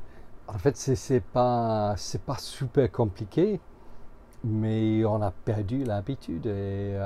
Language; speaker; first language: French; non-native, fluent; English